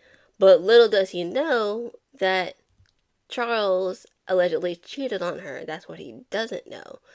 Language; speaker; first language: English; native; English